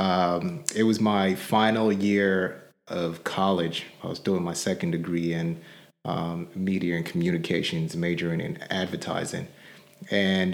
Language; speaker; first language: English; non-native, local second language; Yoruba